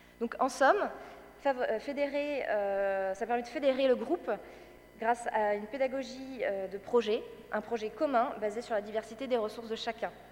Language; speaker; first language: French; native; French